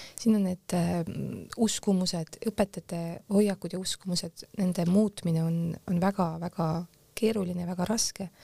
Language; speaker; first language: Estonian; native; Estonian